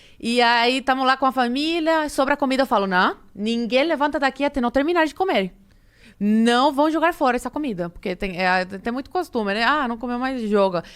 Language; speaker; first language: Portuguese; early bilingual, other home language; Spanish